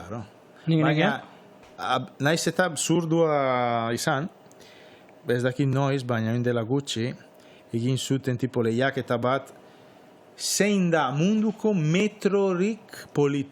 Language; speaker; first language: Basque; non-native, fluent; Italian